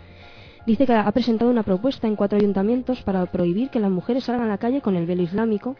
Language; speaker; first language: Spanish; native; Spanish